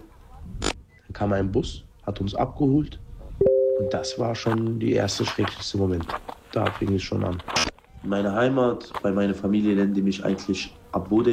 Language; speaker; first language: German; non-native, fluent; Arabic